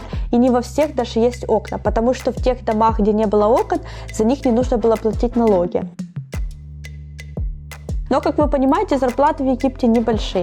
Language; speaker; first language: Russian; native; Russian